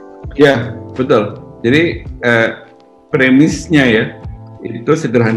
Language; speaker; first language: Indonesian; native; Indonesian